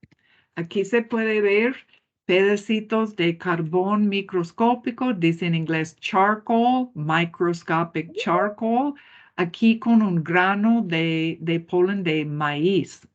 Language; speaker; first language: Spanish; non-native, fluent; English